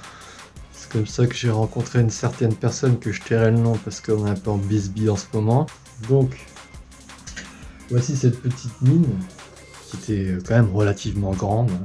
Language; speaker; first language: French; native; French